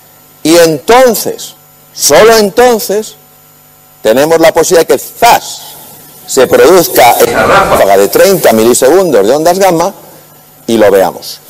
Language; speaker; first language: Spanish; native; Spanish